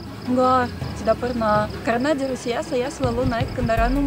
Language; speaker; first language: Indonesian; non-native, learner; Russian